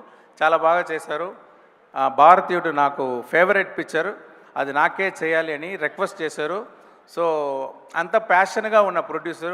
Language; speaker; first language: Telugu; non-native, local second language; Tamil